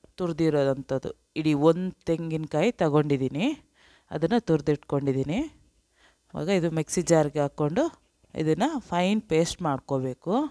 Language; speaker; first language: Kannada; non-native, local second language; Urdu